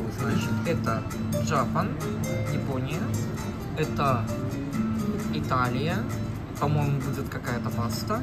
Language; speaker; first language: Russian; native; Russian